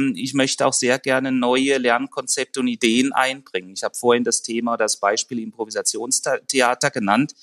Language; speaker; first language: German; native; German